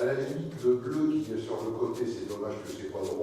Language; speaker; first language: French; native; French